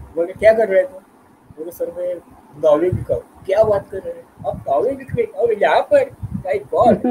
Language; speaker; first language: Hindi; non-native, local second language; Marathi